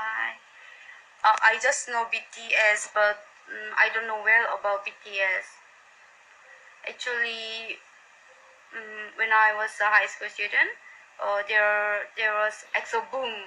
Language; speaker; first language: English; non-native, learner; Korean